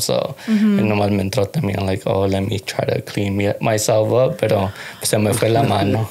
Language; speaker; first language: Spanish; early bilingual, heritage; Spanish